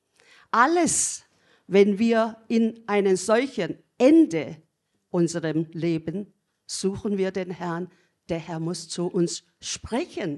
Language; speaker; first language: German; non-native, learner; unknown